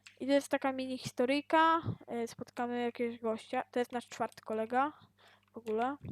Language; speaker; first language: Polish; native; Polish